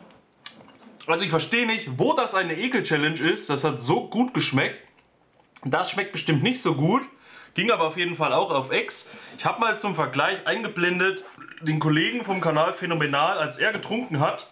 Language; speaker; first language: German; native; German